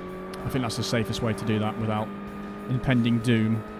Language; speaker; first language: English; native; English